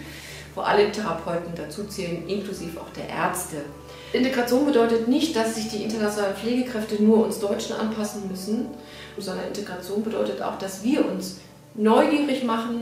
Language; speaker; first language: German; native; German